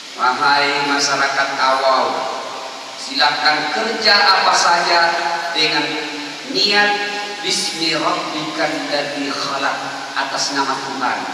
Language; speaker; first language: Indonesian; non-native, local second language; Buginese